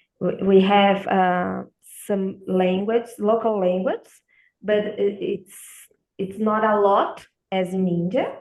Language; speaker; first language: English; non-native, learner; Portuguese